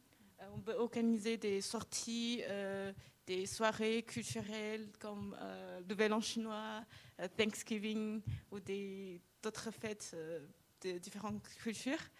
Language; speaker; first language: French; non-native, fluent; Chinese